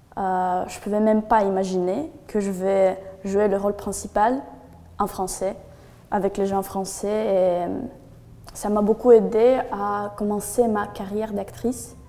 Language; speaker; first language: French; non-native, learner; Russian